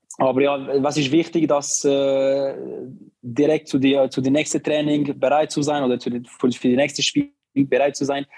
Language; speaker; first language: German; non-native, learner; Albanian